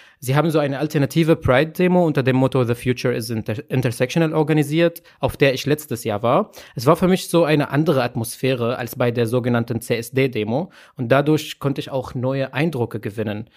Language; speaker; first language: German; native; German